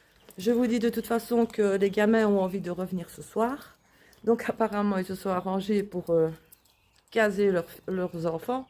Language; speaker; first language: French; native; French